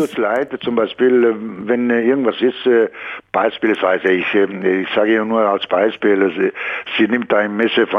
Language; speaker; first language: German; non-native, fluent; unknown